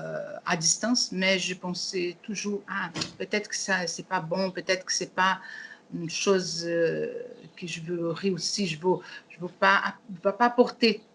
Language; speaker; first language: French; non-native, learner; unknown